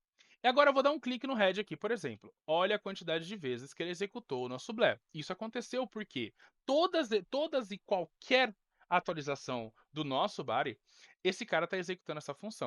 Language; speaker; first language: Portuguese; native; Portuguese